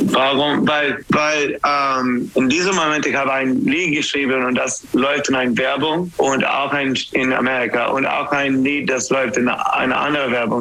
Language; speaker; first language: German; non-native, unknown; English